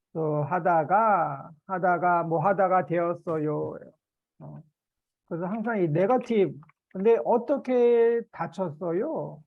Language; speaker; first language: Korean; native; Korean